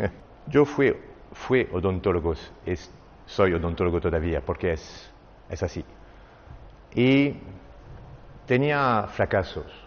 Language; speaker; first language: Spanish; non-native, learner; French